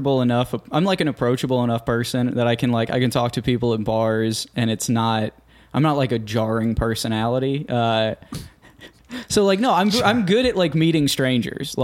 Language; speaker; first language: English; native; English